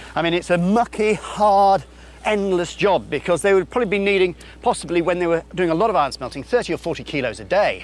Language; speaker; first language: English; native; English